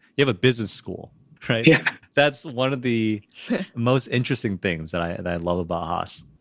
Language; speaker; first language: English; early bilingual, other home language; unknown